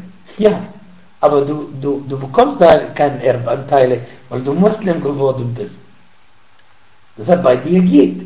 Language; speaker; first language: German; non-native, fluent; Arabic